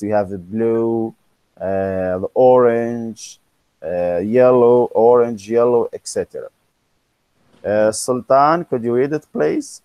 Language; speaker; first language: English; non-native, fluent; Arabic